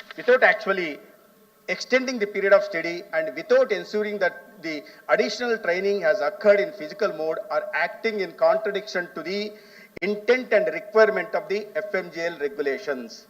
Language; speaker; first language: English; non-native, local second language; Telugu